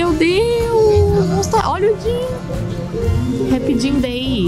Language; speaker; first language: Portuguese; native; Portuguese